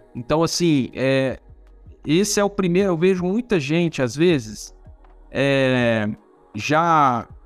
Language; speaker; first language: Portuguese; non-native, fluent; German